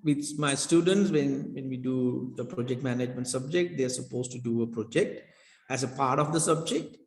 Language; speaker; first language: English; non-native, local second language; Sinhala